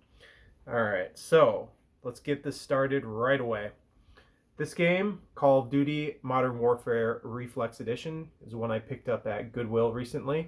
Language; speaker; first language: English; native; English